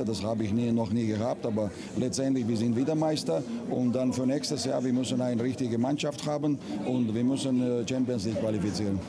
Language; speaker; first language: German; non-native, learner; Russian